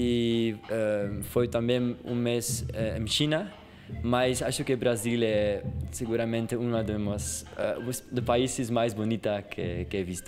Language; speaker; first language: Portuguese; non-native, fluent; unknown